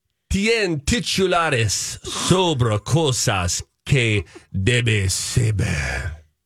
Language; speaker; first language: Spanish; non-native, learner; English